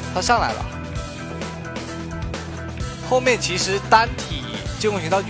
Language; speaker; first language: Chinese; native; Chinese